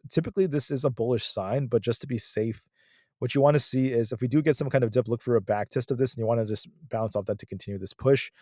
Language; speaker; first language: English; native; English